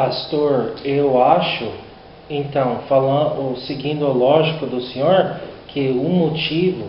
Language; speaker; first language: Portuguese; non-native, learner; English